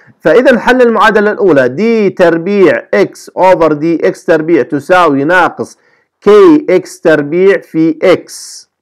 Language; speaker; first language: Arabic; native; Arabic